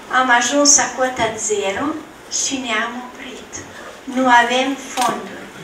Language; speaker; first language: Romanian; non-native, learner; Italian